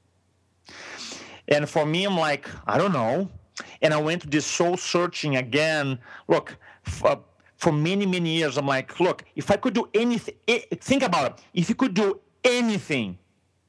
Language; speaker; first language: English; non-native, fluent; Portuguese